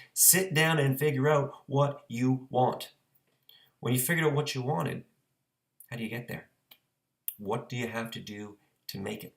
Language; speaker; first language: English; native; English